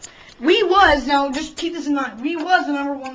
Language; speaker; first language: English; native; English